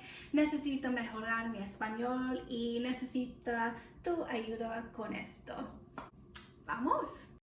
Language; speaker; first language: Spanish; non-native, learner; English